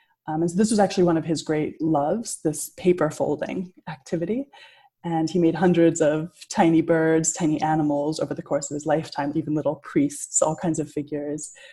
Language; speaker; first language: English; native; English